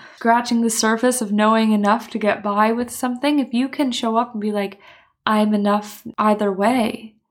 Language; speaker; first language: English; native; English